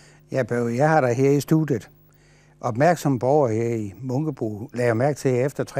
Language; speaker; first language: Danish; native; Danish